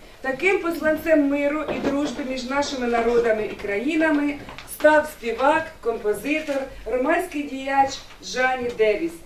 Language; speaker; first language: Ukrainian; native; Ukrainian